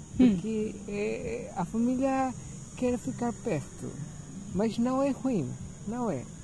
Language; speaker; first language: Portuguese; non-native, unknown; Spanish